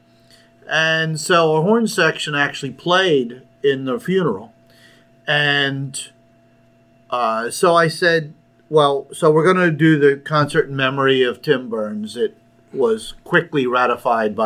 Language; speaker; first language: English; native; English